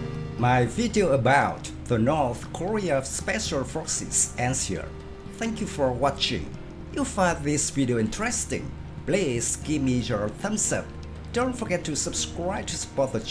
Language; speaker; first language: English; non-native, fluent; Vietnamese